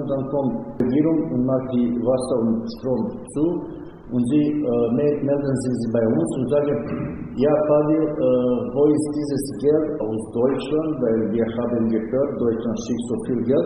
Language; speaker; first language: German; non-native, learner; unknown